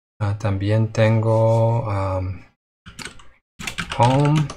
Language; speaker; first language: Spanish; non-native, fluent; English